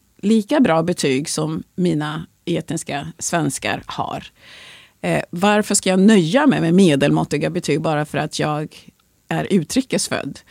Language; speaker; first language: Swedish; early bilingual, other home language; Swahili